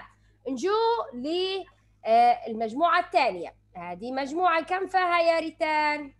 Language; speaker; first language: Arabic; native; Arabic